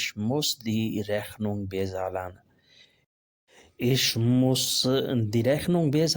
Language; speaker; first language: German; non-native, fluent; Urdu